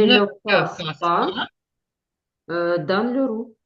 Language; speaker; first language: French; non-native, learner; Ukrainian